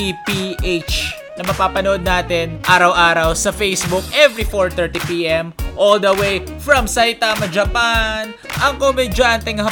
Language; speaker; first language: Filipino; native; Filipino